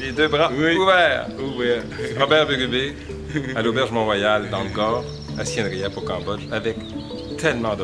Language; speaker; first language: French; native; French